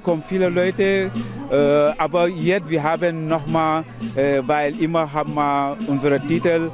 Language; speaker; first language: German; non-native, learner; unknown